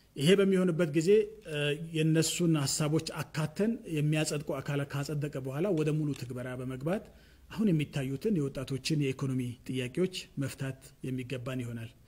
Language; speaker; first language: Amharic; non-native, local second language; Wolaytta